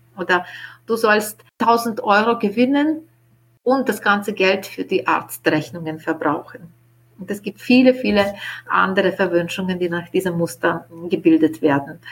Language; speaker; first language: German; non-native, fluent; Ukrainian